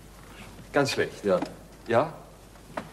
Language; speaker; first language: German; non-native, fluent; Swedish